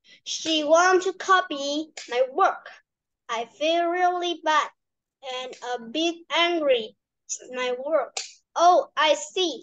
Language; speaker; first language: English; non-native, learner; Vietnamese